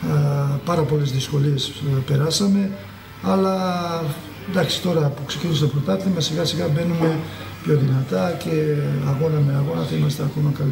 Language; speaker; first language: Greek; non-native, fluent; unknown